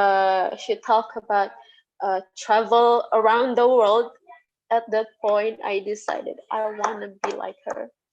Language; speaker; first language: English; non-native, fluent; Indonesian